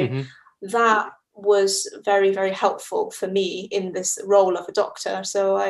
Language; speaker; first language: English; early bilingual, other home language; Chinese